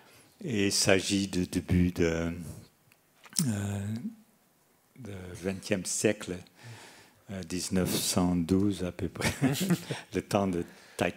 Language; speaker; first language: French; non-native, fluent; Dutch